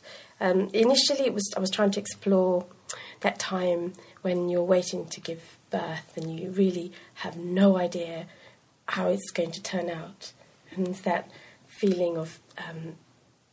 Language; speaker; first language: English; non-native, local second language; Sinhala